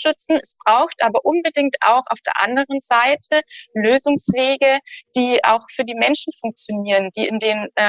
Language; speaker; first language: German; native; German